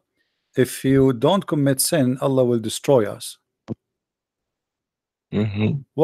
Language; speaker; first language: English; non-native, fluent; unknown